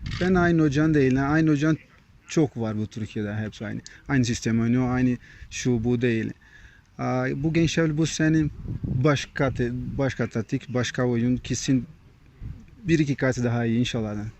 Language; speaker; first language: Turkish; non-native, learner; Portuguese